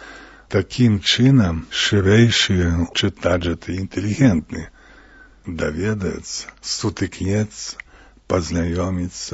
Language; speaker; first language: Belarusian; native; Belarusian